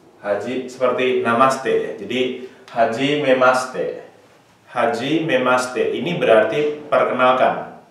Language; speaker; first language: Indonesian; native; Indonesian